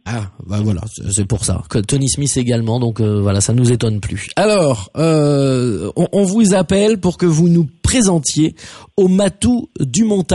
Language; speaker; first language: French; native; French